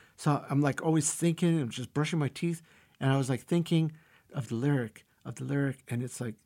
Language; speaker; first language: English; early bilingual, other home language; Russian